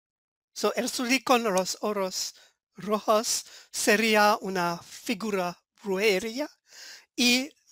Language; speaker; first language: Spanish; non-native, fluent; French